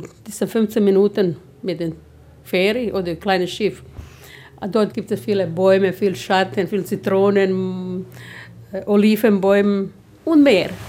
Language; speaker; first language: German; non-native, fluent; Croatian